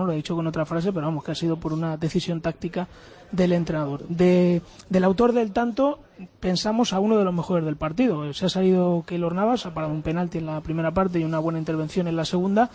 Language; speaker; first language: Spanish; native; Spanish